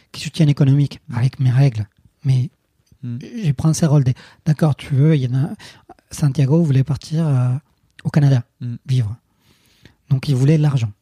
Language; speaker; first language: French; non-native, fluent; Spanish